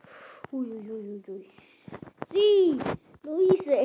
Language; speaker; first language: Spanish; early bilingual, other home language; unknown